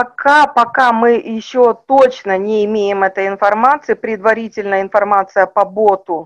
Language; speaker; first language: Russian; native; Russian